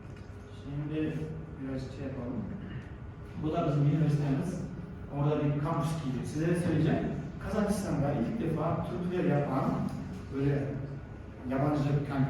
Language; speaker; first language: Turkish; non-native, learner; Kazakh